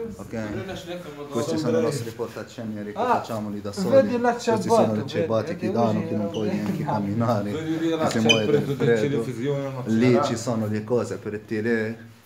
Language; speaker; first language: Italian; non-native, fluent; Arabic